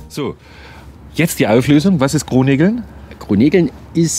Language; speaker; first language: German; native; German